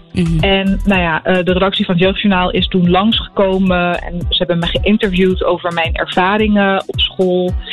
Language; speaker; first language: Dutch; early bilingual, other home language; Arabic